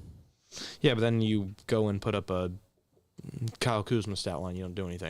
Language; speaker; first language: English; native; English